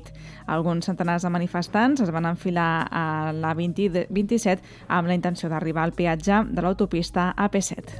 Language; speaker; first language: Catalan; native; Catalan